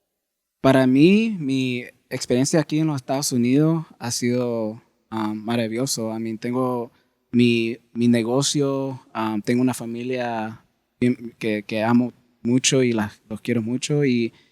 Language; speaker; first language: Spanish; early bilingual, heritage; Spanish